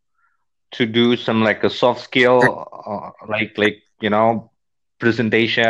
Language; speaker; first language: English; non-native, fluent; Indonesian